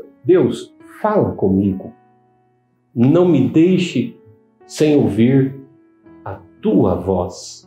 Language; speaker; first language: Portuguese; native; Portuguese